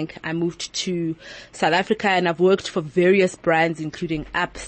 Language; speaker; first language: English; non-native, local second language; Southern Sotho